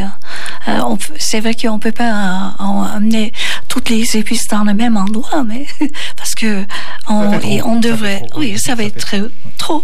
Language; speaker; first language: French; non-native, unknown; Turkish